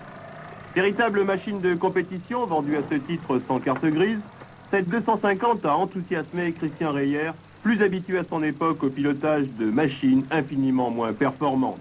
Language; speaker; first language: French; native; French